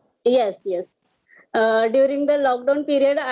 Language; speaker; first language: English; non-native, learner; Hindi